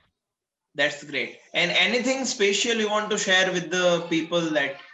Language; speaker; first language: English; non-native, local second language; Gujarati